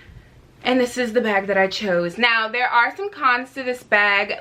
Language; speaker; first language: English; native; English